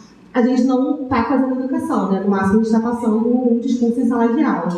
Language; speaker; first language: Portuguese; native; Portuguese